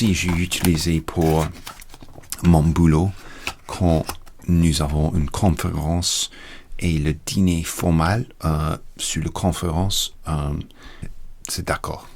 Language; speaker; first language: French; non-native, learner; English